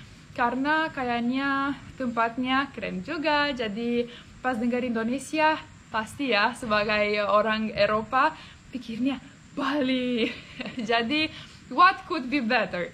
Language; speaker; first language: Indonesian; non-native, fluent; Romanian